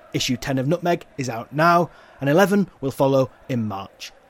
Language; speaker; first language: English; native; English